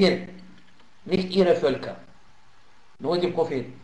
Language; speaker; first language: German; non-native, fluent; Arabic